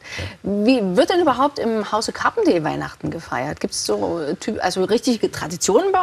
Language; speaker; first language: German; native; German